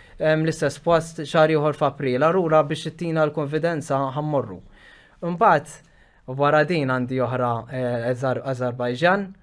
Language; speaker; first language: Maltese; native; Maltese